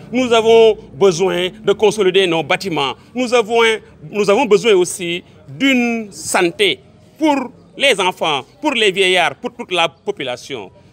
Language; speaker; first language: French; non-native, local second language; Wolof